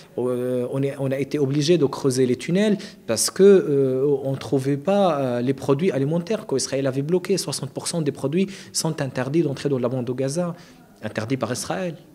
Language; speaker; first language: French; non-native, fluent; Arabic